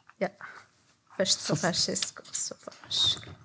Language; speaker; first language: Norwegian; non-native, learner; Persian